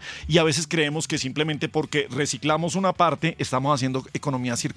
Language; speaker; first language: Spanish; native; Spanish